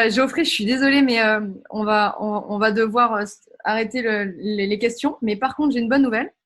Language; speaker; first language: French; native; French